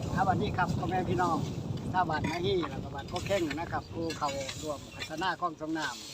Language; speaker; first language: Thai; non-native, local second language; Northeastern Thai